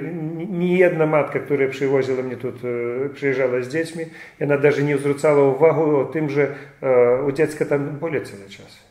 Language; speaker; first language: Polish; non-native, fluent; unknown